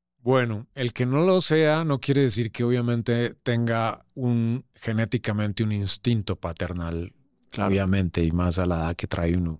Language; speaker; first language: Spanish; native; Spanish